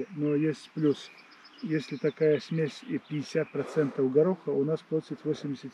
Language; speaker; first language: Russian; non-native, fluent; Latvian